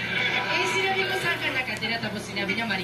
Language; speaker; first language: Filipino; non-native, learner; Japanese